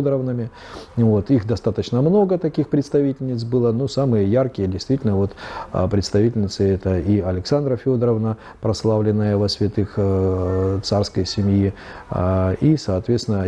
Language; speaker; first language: Russian; native; Russian